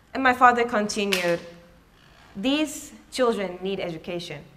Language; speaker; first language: English; early bilingual, other home language; Japanese